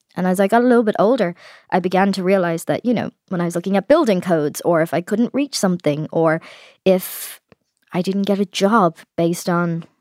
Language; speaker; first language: English; native; English